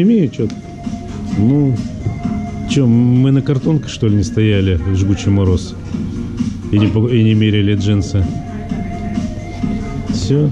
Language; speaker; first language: Russian; native; Russian